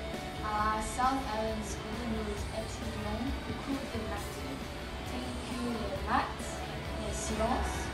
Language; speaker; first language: French; non-native, learner; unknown